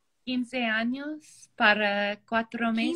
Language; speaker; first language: Spanish; non-native, learner; English